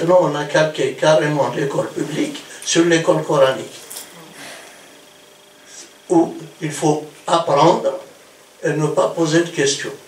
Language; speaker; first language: French; non-native, local second language; Kabyle